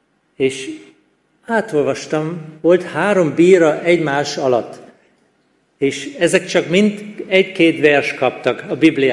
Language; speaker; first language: Hungarian; non-native, fluent; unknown